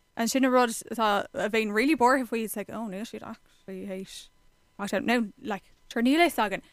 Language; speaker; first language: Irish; non-native, local second language; English